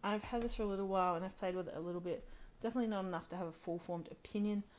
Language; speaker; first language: English; native; English